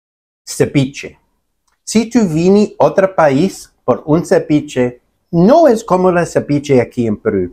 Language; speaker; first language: Spanish; non-native, learner; English